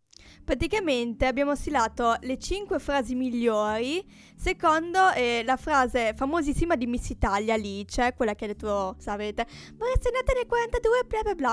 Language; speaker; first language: Italian; native; Italian